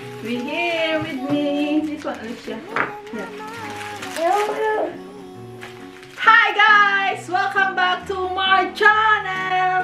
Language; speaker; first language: English; non-native, learner; Filipino